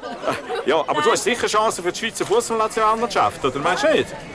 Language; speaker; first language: German; native; German